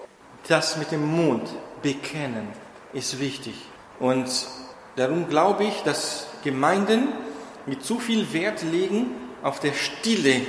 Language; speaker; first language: German; non-native, fluent; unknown